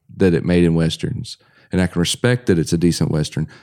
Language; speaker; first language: English; native; English